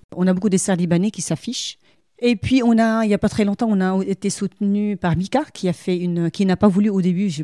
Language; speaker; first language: French; non-native, local second language; Arabic